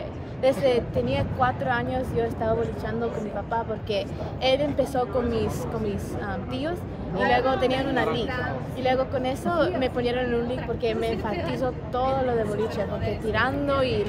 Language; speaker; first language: Spanish; early bilingual, heritage; Spanish